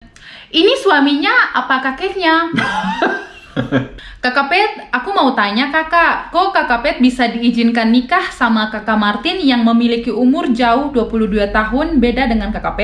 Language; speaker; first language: Indonesian; non-native, local second language; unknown